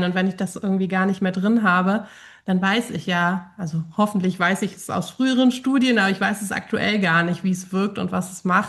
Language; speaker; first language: German; native; German